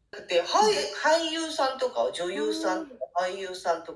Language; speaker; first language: Japanese; native; Japanese